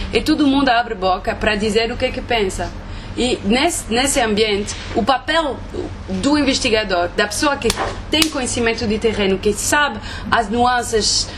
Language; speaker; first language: Portuguese; non-native, fluent; French